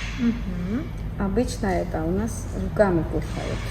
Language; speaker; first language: Russian; non-native, fluent; Georgian